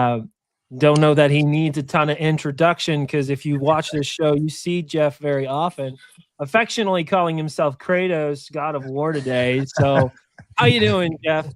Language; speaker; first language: English; native; English